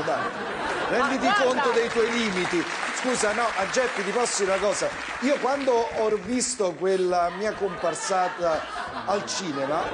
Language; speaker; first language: Italian; native; Italian